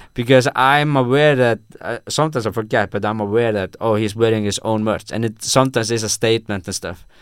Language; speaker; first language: English; non-native, fluent; Icelandic